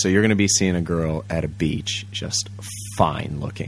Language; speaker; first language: English; early bilingual, other home language; Japanese